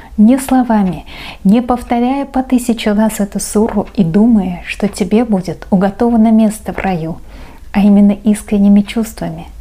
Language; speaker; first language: Russian; non-native, local second language; Uzbek